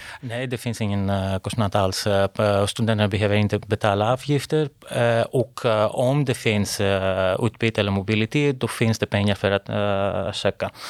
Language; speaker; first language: Swedish; non-native, fluent; Greek